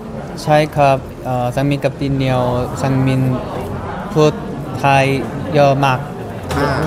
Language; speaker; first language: Thai; non-native, learner; Korean